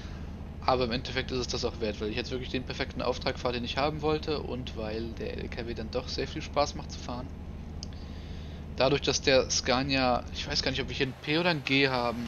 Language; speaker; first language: German; native; German